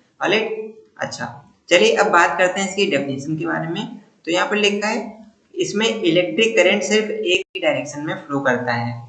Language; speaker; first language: Hindi; native; Hindi